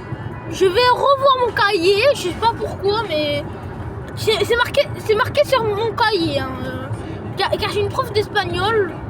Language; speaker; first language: French; early bilingual, other home language; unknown